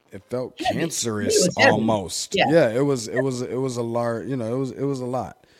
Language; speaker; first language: English; native; English